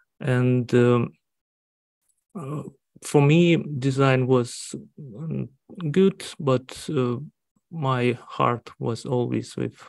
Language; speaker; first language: English; non-native, learner; Russian